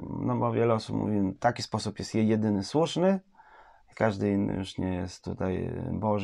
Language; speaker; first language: Polish; native; Polish